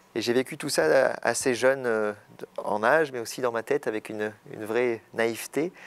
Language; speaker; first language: French; native; French